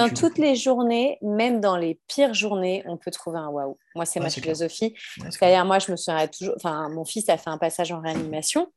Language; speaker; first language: French; native; French